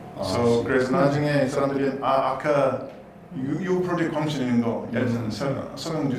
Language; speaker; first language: Korean; non-native, learner; English